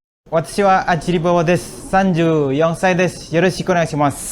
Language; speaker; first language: Japanese; non-native, learner; Indonesian